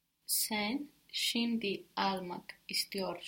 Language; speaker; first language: Turkish; non-native, learner; English